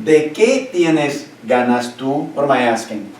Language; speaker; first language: Spanish; non-native, fluent; English